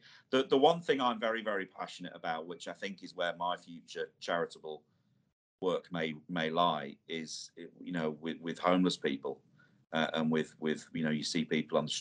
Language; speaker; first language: English; native; English